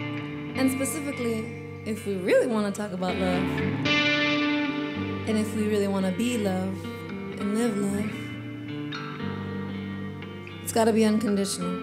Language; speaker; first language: English; native; English